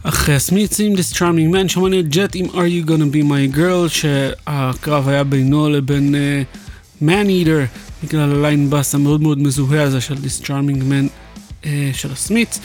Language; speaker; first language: Hebrew; native; Hebrew